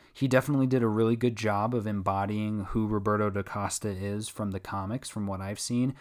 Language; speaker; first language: English; native; English